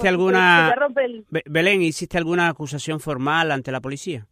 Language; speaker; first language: Spanish; native; Spanish